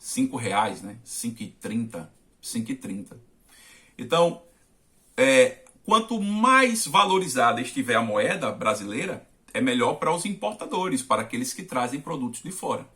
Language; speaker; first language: Portuguese; native; Portuguese